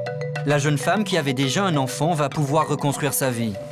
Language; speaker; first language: French; native; French